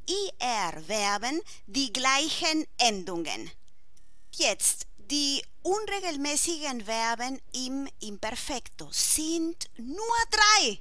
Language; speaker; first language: German; non-native, fluent; Spanish